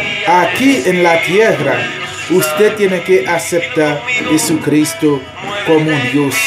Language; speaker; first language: Spanish; non-native, learner; Haitian Creole